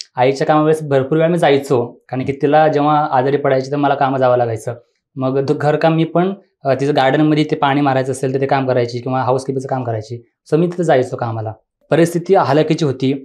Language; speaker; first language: Marathi; native; Marathi